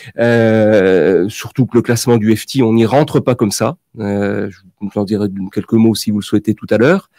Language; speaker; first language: French; native; French